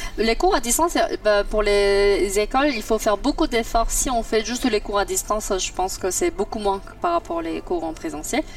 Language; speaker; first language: French; non-native, fluent; Korean